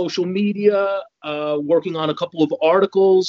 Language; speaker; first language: English; native; English